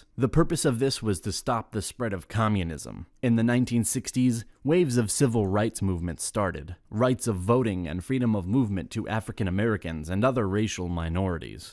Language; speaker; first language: English; non-native, fluent; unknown